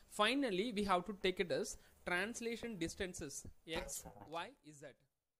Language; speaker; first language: English; non-native, local second language; Tamil